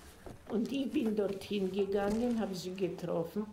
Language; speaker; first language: German; non-native, fluent; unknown